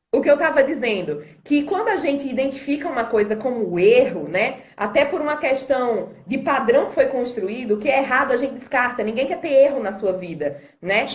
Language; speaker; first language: Portuguese; native; Portuguese